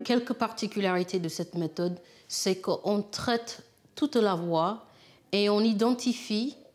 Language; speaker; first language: French; non-native, fluent; English